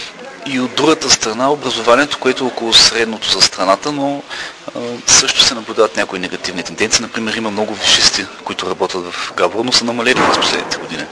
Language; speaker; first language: Bulgarian; native; Bulgarian